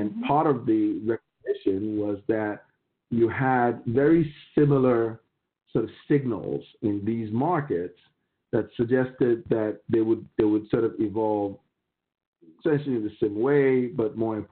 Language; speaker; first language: English; non-native, local second language; Yoruba